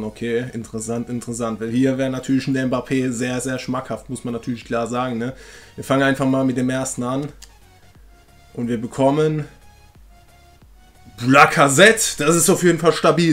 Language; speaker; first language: German; native; German